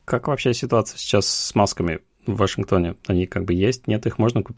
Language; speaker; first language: Russian; native; Russian